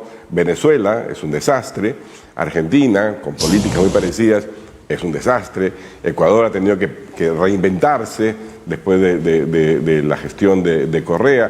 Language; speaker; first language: Spanish; native; Spanish